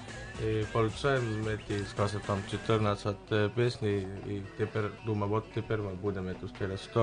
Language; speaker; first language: Russian; non-native, learner; Estonian